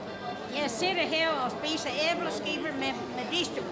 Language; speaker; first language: Danish; early bilingual, heritage; English